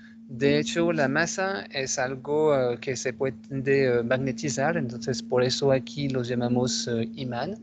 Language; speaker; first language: Spanish; non-native, fluent; French